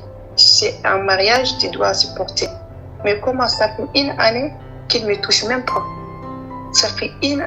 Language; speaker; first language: French; non-native, learner; Arabic